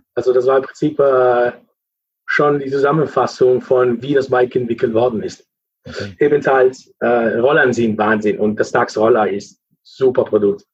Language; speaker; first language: German; non-native, fluent; Italian